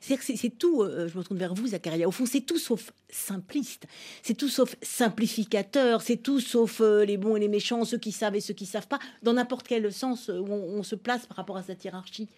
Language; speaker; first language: French; native; French